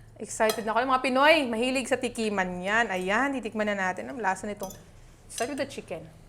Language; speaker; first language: Filipino; non-native, local second language; Cebuano